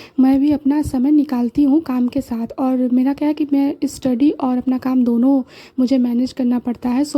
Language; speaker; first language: Hindi; native; Hindi